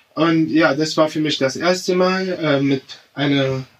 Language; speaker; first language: German; non-native, fluent; Arabic